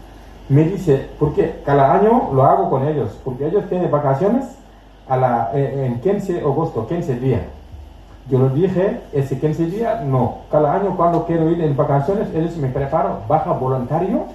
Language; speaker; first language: Spanish; non-native, learner; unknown